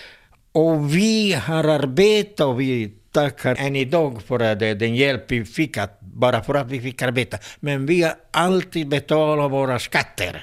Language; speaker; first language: Swedish; non-native, fluent; Italian